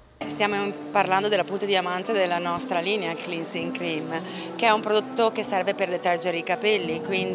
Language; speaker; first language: Italian; native; Italian